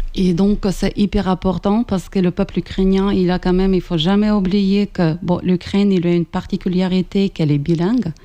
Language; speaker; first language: French; non-native, fluent; Ukrainian